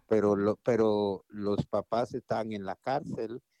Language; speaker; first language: Spanish; native; Spanish